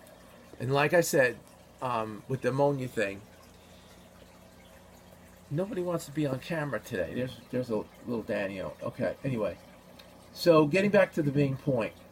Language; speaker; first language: English; native; English